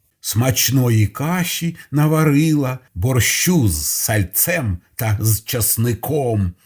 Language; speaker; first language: Ukrainian; non-native, local second language; Russian